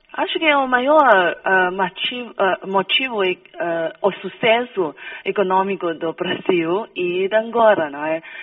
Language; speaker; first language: Portuguese; non-native, fluent; Chinese